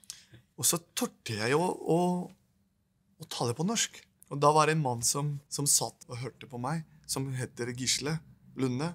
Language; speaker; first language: Norwegian; non-native, fluent; Spanish